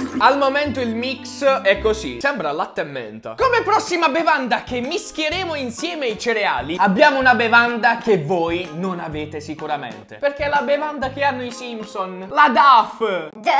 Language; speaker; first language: Italian; native; Italian